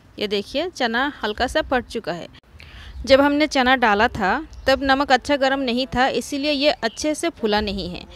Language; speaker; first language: Hindi; non-native, local second language; Marathi